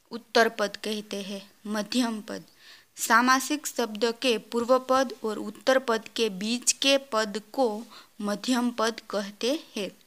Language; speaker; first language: Hindi; non-native, local second language; Gujarati